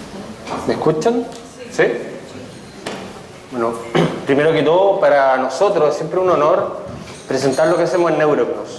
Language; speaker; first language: Spanish; native; Spanish